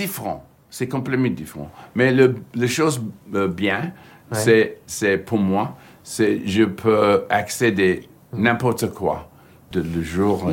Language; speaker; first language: French; non-native, learner; English